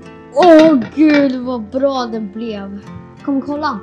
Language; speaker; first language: Swedish; non-native, fluent; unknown